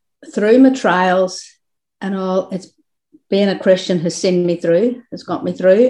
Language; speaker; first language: English; native; English